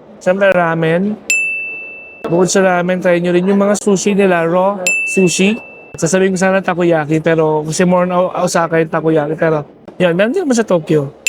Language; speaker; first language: Filipino; native; Filipino